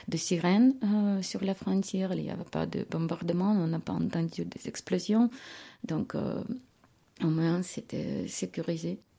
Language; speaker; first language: French; non-native, fluent; Ukrainian